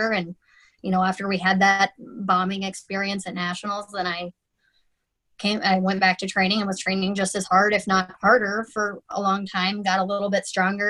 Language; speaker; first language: English; native; English